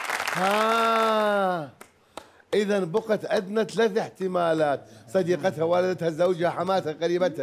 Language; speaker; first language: Arabic; native; Arabic